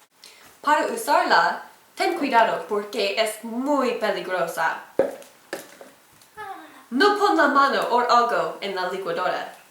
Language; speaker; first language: Spanish; non-native, learner; English